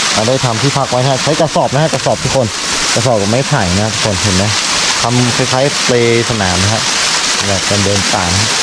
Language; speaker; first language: Thai; non-native, local second language; Karen languages